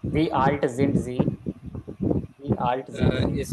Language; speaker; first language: German; non-native, fluent; Hindi